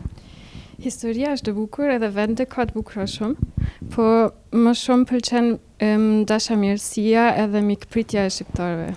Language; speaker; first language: Albanian; early bilingual, heritage; Albanian